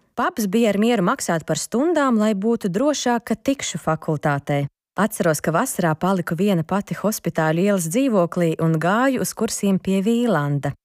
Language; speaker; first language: Latvian; non-native, local second language; Ukrainian